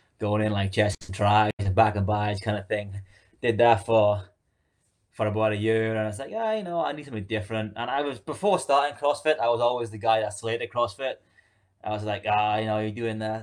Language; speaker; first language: English; native; English